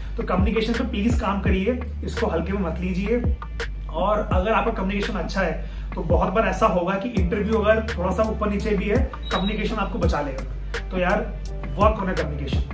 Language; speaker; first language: Hindi; native; Hindi